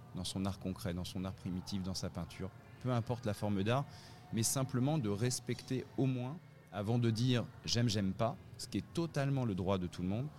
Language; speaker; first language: French; native; French